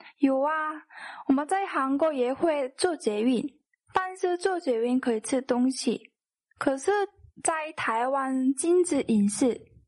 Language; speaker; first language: Chinese; non-native, fluent; Korean